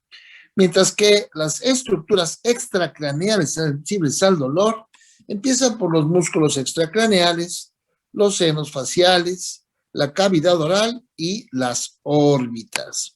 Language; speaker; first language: Spanish; native; Spanish